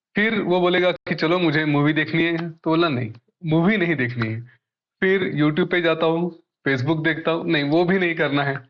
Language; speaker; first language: Hindi; non-native, local second language; Marathi